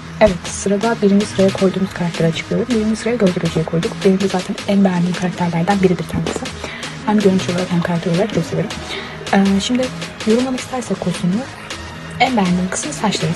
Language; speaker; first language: Turkish; native; Turkish